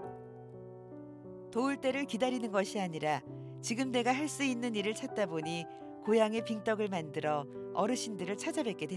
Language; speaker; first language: Korean; native; Korean